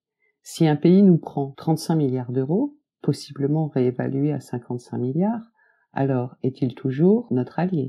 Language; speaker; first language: French; native; French